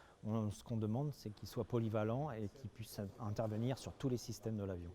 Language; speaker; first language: French; native; French